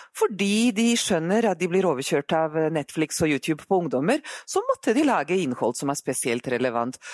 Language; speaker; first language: Norwegian; non-native, fluent; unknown